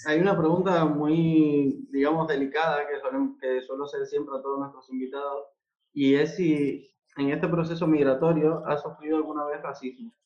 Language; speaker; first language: Spanish; native; Spanish